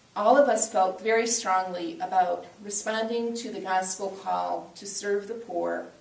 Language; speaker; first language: English; native; English